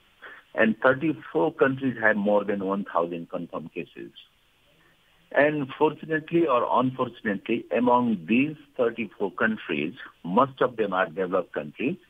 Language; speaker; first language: English; non-native, fluent; Nepali